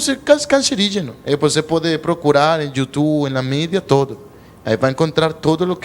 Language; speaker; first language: Portuguese; non-native, learner; Spanish